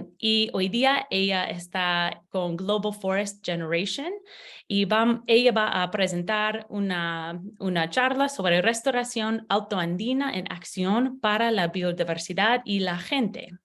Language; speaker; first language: Spanish; non-native, learner; English